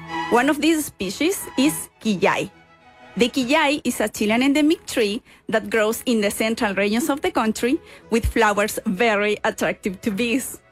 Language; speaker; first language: English; non-native, fluent; Spanish